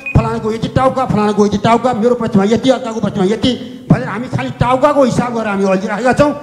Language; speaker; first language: Nepali; native; Nepali